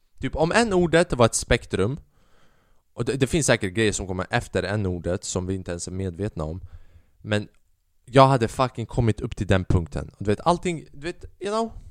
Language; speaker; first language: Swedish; early bilingual, other home language; Albanian